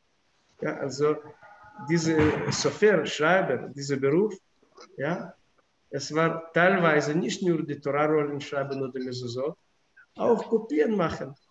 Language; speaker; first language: German; non-native, fluent; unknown